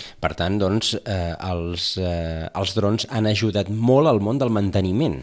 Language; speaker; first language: Catalan; native; Catalan